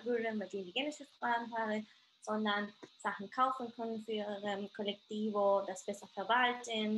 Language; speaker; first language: German; non-native, fluent; Spanish